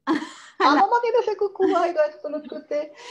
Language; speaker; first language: French; native; French